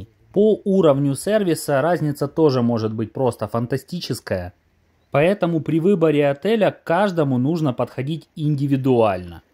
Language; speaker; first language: Russian; native; Russian